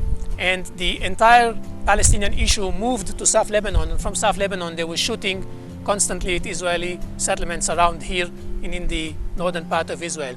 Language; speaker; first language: English; non-native, fluent; Hebrew